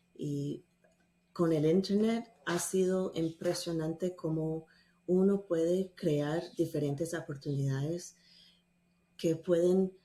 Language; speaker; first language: Spanish; non-native, fluent; English